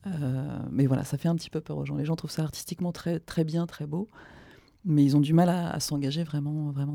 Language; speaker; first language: French; native; French